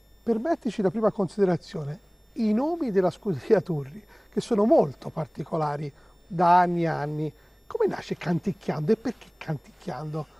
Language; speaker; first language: Italian; native; Italian